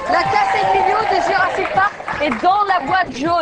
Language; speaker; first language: French; native; French